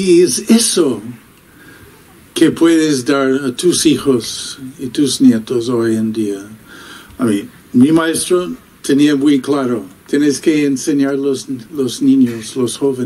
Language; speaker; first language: Spanish; non-native, fluent; English